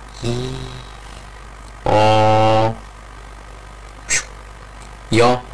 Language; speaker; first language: Chinese; non-native, learner; Korean